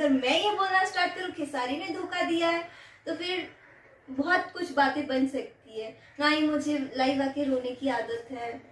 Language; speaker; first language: Hindi; non-native, local second language; Gujarati